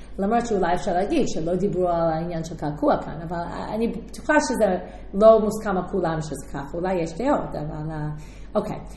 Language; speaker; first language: Hebrew; non-native, fluent; English